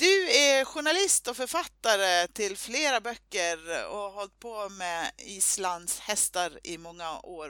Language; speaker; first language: Swedish; native; Swedish